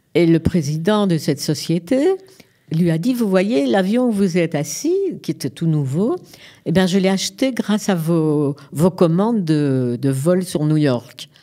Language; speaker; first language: French; native; French